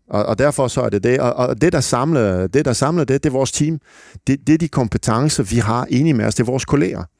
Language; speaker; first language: Danish; non-native, fluent; French